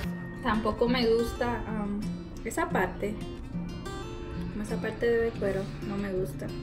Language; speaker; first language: Spanish; early bilingual, heritage; Spanish